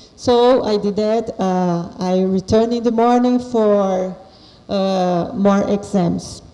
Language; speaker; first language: English; non-native, fluent; Portuguese